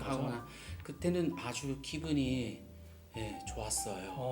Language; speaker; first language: Korean; non-native, learner; Japanese